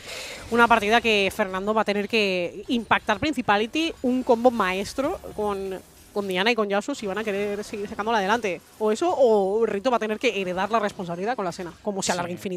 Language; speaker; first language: Spanish; native; Spanish